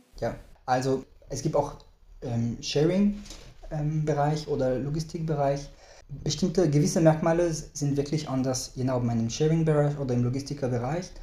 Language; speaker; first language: German; non-native, fluent; French